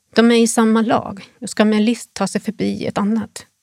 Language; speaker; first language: Swedish; native; Swedish